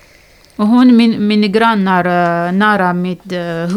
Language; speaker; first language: Swedish; non-native, learner; Arabic